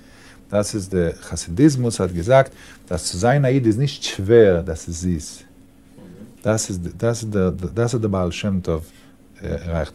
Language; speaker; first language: German; non-native, learner; Yiddish